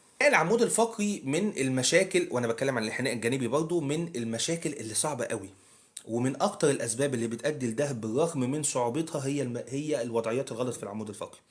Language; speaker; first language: Arabic; native; Arabic